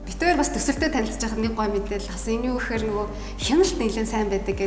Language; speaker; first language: Mongolian; native; Mongolian